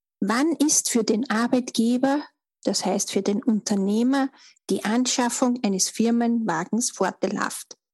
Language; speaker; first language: German; native; German